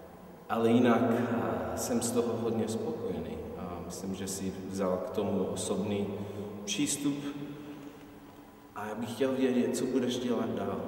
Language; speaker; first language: Czech; non-native, fluent; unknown